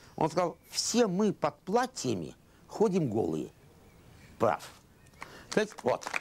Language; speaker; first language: Russian; native; Russian